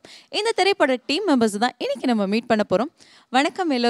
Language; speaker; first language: Tamil; native; Tamil